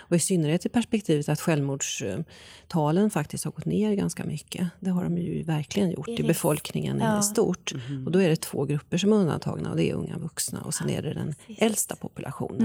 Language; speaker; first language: Swedish; native; Swedish